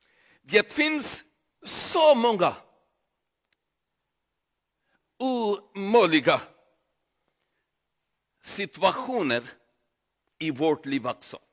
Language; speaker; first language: Swedish; non-native, learner; Urdu